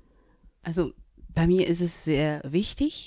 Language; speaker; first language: German; non-native, fluent; French